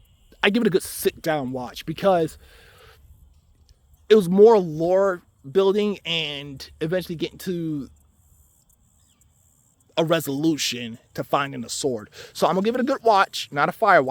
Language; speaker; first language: English; native; English